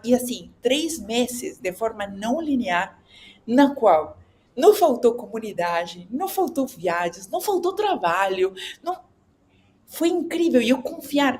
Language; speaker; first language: Portuguese; non-native, fluent; Spanish